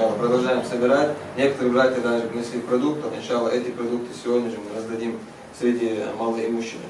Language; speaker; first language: Russian; non-native, local second language; Chechen